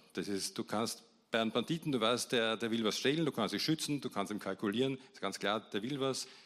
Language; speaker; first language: German; native; German